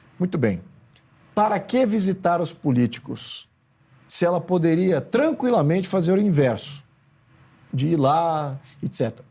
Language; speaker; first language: Portuguese; native; Portuguese